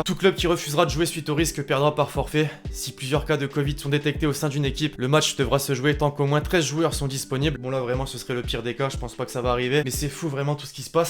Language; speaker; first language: French; native; French